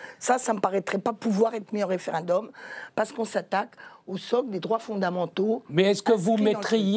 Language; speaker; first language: French; native; French